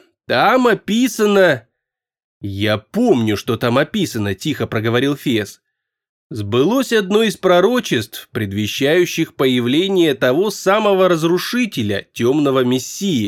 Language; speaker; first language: Russian; native; Russian